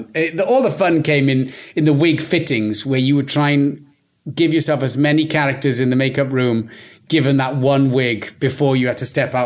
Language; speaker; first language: English; non-native, local second language; Welsh